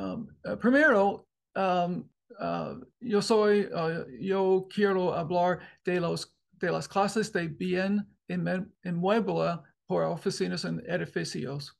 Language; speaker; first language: Spanish; non-native, learner; English